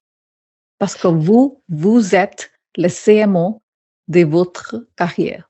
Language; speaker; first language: French; non-native, fluent; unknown